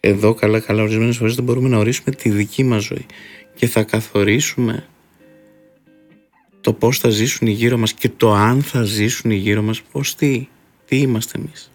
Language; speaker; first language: Greek; native; Greek